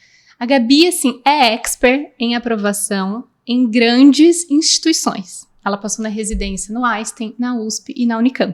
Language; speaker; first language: Portuguese; native; Portuguese